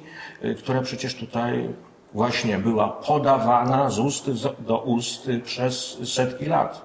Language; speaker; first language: Polish; native; Polish